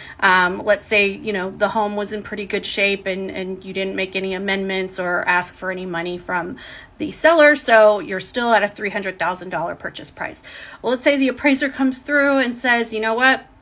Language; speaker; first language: English; native; English